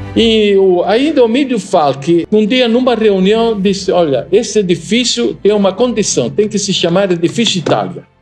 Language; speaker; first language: Portuguese; non-native, fluent; Italian